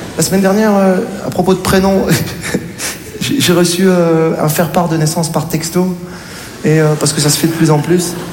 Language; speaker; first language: French; native; French